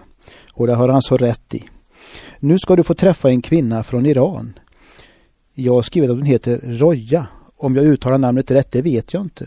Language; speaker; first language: Swedish; native; Swedish